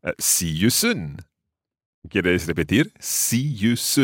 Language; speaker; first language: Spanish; non-native, fluent; English